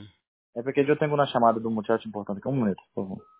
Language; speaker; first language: Spanish; non-native, learner; Portuguese